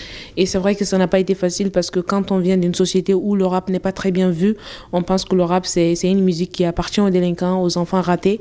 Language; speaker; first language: French; non-native, local second language; Bambara